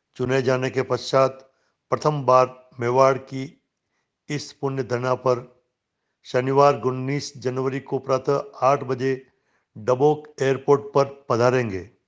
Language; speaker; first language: Hindi; native; Hindi